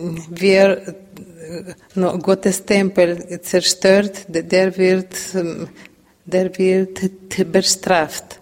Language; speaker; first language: German; non-native, learner; Russian